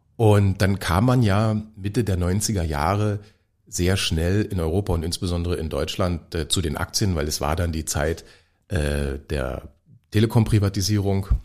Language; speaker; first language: German; native; German